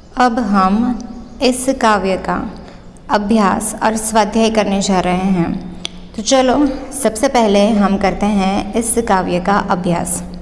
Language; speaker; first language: Hindi; non-native, local second language; Gujarati